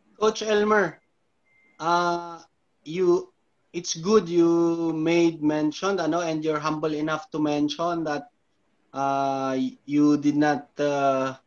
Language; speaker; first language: English; non-native, local second language; Filipino